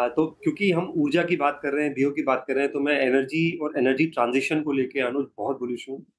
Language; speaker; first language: Hindi; native; Hindi